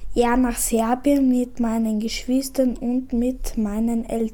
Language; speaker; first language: German; early bilingual, other home language; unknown